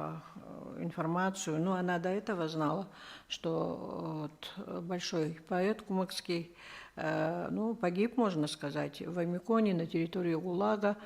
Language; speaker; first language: Russian; native; Russian